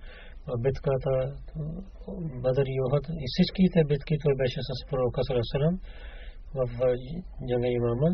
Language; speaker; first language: Bulgarian; non-native, learner; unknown